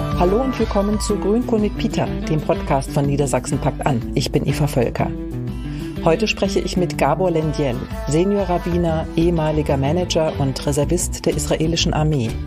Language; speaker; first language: German; native; German